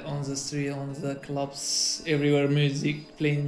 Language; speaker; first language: English; non-native, learner; Arabic